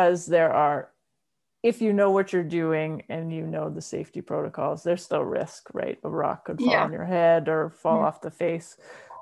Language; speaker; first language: English; native; English